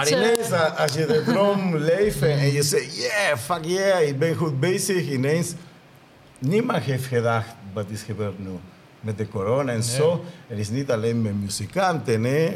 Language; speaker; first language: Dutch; non-native, learner; Spanish